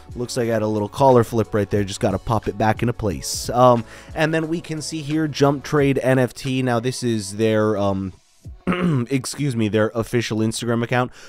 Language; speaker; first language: English; native; English